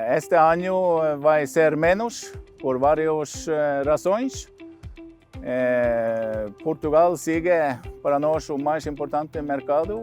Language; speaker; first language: Portuguese; non-native, fluent; Norwegian